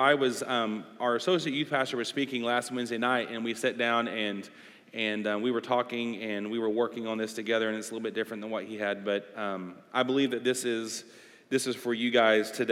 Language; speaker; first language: English; native; English